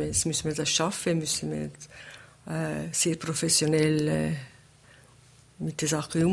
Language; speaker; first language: German; non-native, local second language; Italian